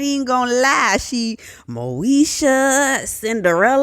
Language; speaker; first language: English; native; English